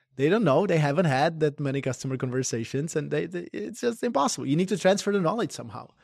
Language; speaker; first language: English; non-native, fluent; Czech